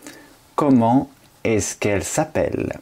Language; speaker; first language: French; non-native, fluent; Japanese